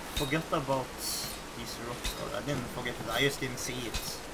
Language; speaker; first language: English; non-native, fluent; Norwegian